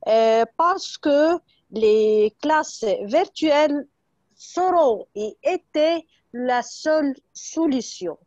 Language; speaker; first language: French; non-native, fluent; Arabic